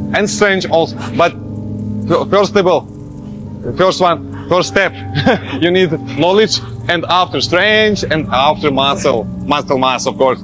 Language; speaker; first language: English; non-native, learner; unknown